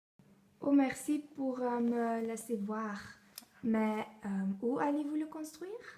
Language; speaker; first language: French; non-native, learner; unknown